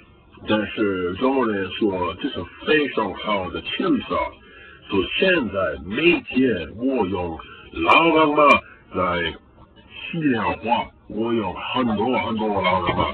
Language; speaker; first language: Chinese; non-native, learner; English